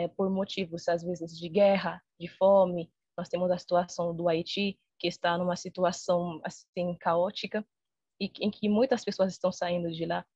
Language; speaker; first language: Portuguese; non-native, fluent; Haitian Creole